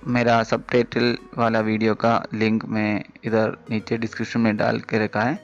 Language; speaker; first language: Hindi; non-native, local second language; Malayalam